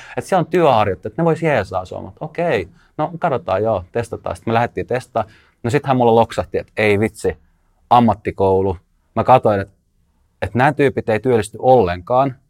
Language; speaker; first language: Finnish; early bilingual, other home language; Russian